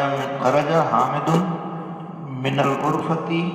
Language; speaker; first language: Arabic; non-native, learner; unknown